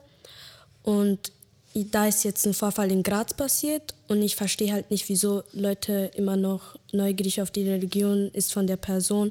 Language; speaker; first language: German; early bilingual, other home language; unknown